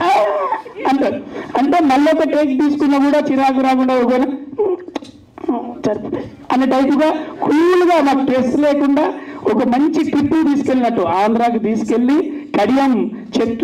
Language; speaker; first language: Telugu; native; Telugu